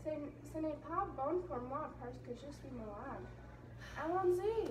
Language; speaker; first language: French; non-native, learner; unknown